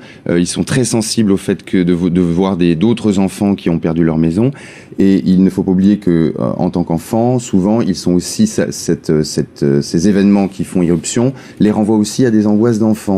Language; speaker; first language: French; native; French